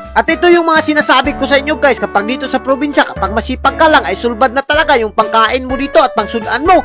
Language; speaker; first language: Filipino; non-native, local second language; Cebuano